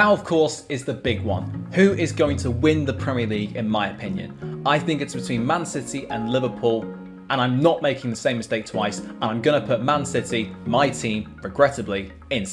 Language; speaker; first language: English; native; English